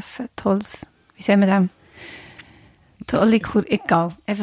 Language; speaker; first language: German; native; German